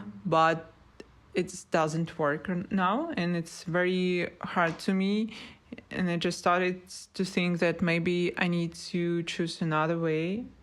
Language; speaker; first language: English; non-native, learner; Russian